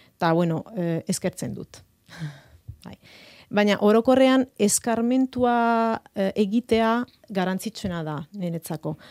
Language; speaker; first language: Basque; non-native, fluent; Italian